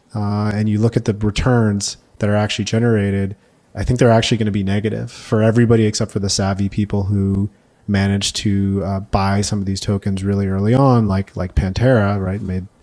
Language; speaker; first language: English; native; English